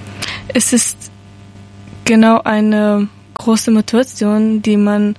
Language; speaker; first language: German; non-native, learner; Persian